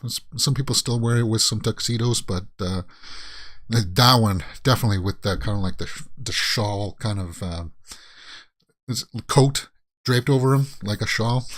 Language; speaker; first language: English; native; English